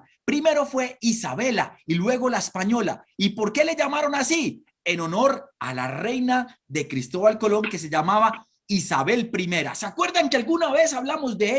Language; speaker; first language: Spanish; native; Spanish